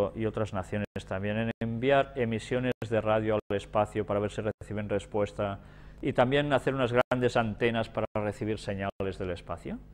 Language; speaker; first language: Spanish; native; Spanish